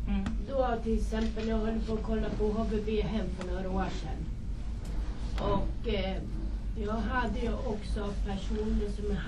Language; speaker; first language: Swedish; non-native, fluent; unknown